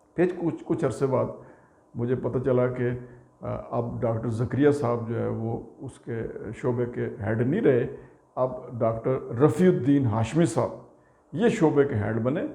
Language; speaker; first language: Urdu; non-native, local second language; Punjabi